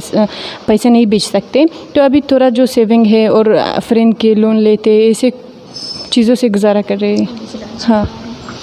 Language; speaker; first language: Hindi; non-native, fluent; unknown